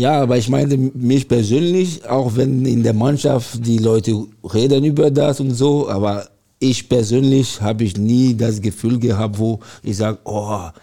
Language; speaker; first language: German; non-native, learner; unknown